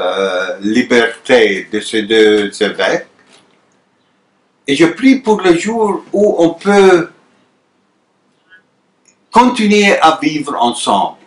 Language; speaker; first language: French; non-native, fluent; Arabic